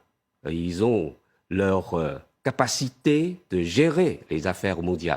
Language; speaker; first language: French; non-native, fluent; Chinese